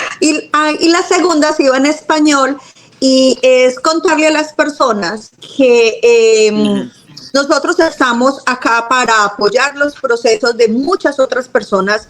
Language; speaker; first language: Spanish; native; Spanish